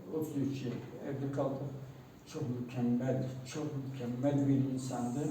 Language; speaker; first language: Turkish; non-native, local second language; Kurdish